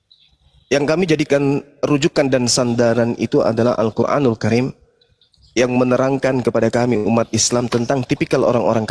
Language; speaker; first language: Indonesian; native; Indonesian